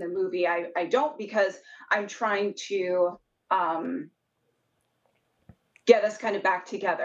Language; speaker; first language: English; native; English